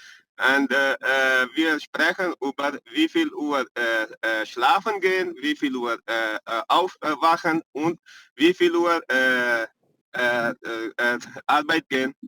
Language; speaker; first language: German; non-native, learner; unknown